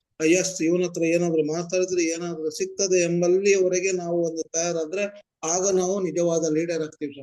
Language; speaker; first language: Kannada; native; Kannada